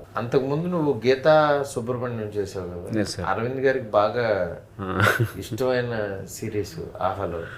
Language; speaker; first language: Telugu; native; Telugu